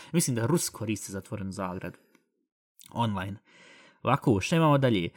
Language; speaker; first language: Bosnian; early bilingual, heritage; Bosnian